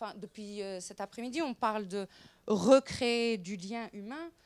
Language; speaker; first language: French; non-native, local second language; Arabic